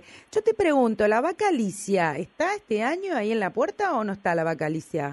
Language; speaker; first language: Spanish; native; Spanish